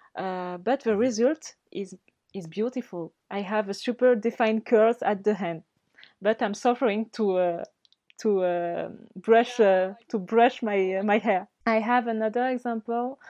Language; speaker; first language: English; non-native, learner; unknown